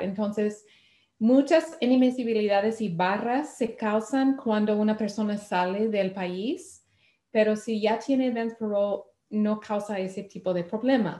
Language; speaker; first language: Spanish; non-native, fluent; English